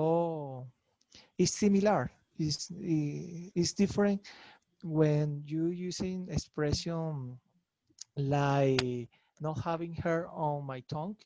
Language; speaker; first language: English; non-native, learner; Spanish